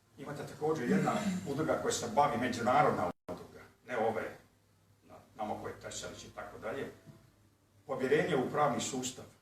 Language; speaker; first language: Bosnian; early bilingual, heritage; Croatian